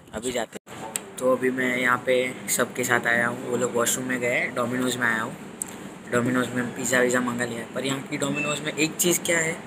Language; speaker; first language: Hindi; non-native, local second language; Gujarati